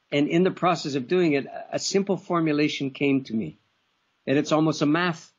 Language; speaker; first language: English; native; English